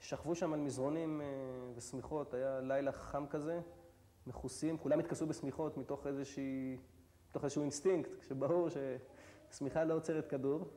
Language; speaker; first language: Hebrew; native; Hebrew